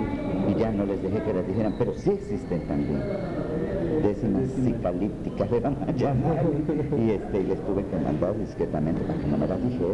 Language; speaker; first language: Spanish; native; Spanish